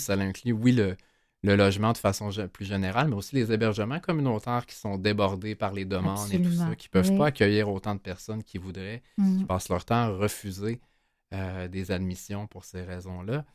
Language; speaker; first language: French; native; French